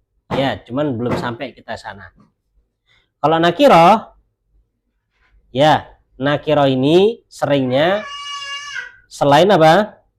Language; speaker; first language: Indonesian; native; Indonesian